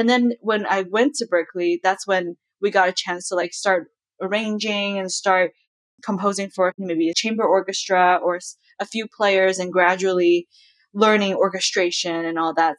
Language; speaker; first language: English; non-native, local second language; Chinese